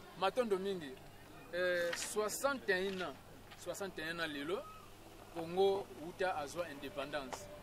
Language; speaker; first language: Lingala; non-native, local second language; Kongo